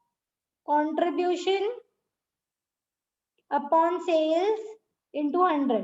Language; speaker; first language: Hindi; native; Hindi